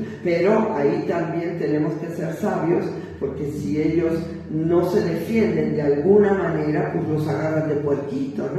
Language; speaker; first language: Spanish; native; Spanish